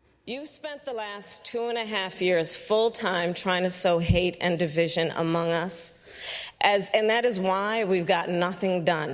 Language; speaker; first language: English; native; English